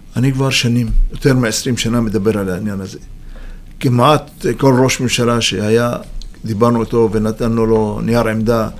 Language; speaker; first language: Hebrew; non-native, local second language; Arabic